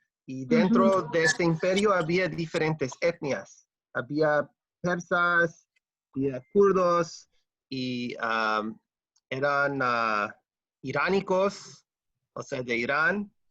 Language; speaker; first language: Spanish; non-native, fluent; English